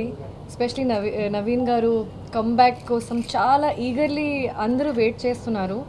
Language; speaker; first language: Telugu; non-native, fluent; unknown